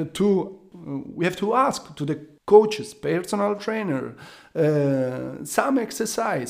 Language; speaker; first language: English; non-native, learner; Italian